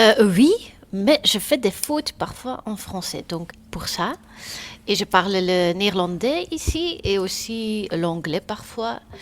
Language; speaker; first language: French; non-native, local second language; Dutch